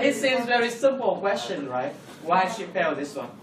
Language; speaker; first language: English; non-native, fluent; Vietnamese